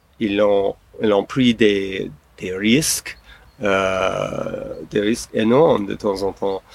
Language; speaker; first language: French; non-native, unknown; English